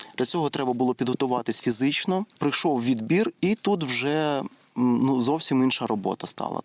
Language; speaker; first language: Ukrainian; native; Ukrainian